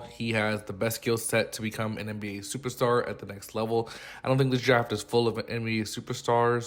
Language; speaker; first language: English; native; English